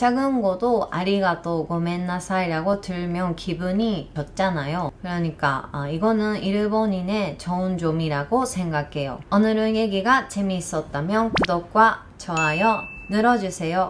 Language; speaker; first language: Korean; non-native, learner; Japanese